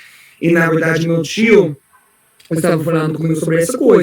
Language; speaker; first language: Portuguese; non-native, learner; English